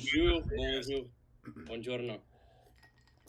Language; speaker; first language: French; non-native, learner; English